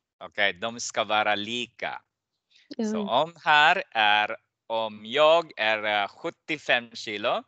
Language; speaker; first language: Swedish; non-native, fluent; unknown